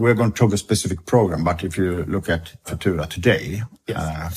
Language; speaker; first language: English; non-native, fluent; Swedish